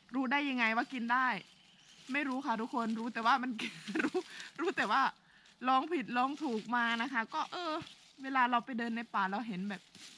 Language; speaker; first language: Thai; native; Thai